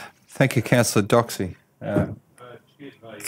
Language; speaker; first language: English; native; English